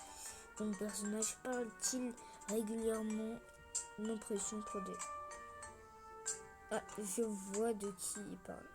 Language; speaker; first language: French; early bilingual, other home language; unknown